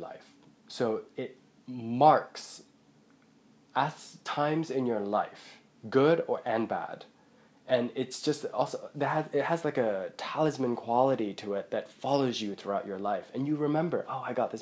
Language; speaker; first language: English; non-native, local second language; Cantonese